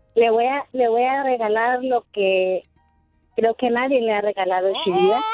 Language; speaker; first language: Spanish; native; Spanish